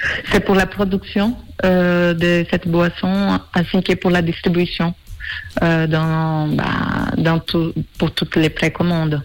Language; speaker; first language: French; non-native, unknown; Portuguese